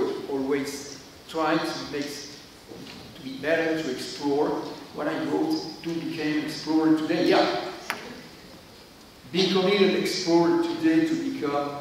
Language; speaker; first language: English; non-native, learner; French